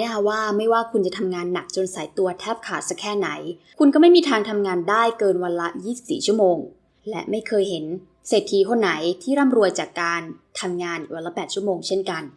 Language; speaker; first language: Thai; native; Thai